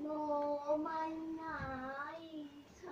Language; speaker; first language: Spanish; native; Spanish